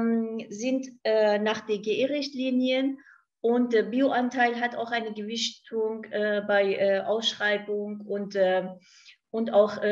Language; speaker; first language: German; non-native, fluent; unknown